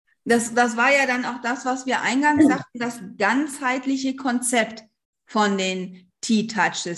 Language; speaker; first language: German; native; German